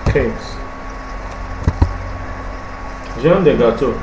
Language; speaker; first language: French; non-native, learner; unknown